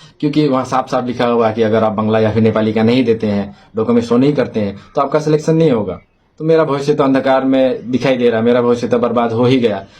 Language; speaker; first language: Hindi; non-native, local second language; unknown